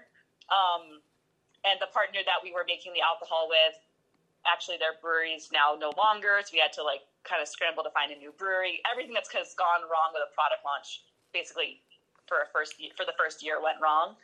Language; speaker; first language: English; native; English